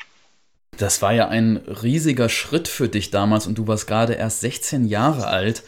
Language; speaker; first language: German; native; German